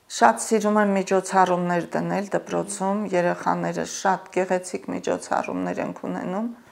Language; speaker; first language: Armenian; native; Armenian